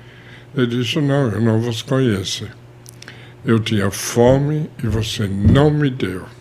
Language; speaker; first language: Portuguese; non-native, fluent; German